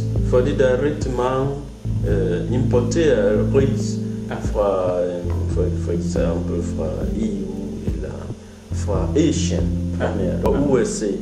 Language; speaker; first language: Danish; non-native, fluent; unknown